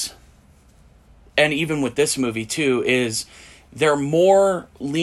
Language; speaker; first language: English; native; English